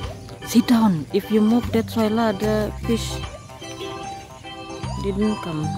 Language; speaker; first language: English; non-native, local second language; Malay